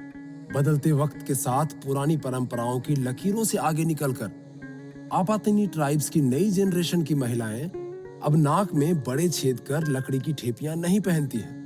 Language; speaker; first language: Hindi; native; Hindi